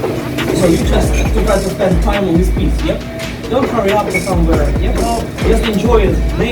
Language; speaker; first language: English; non-native, learner; Russian